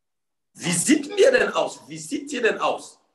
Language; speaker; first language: German; non-native, fluent; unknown